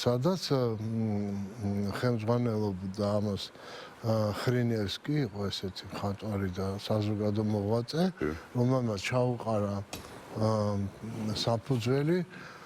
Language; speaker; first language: Georgian; native; Georgian